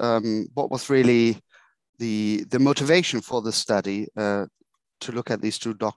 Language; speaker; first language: English; non-native, fluent; German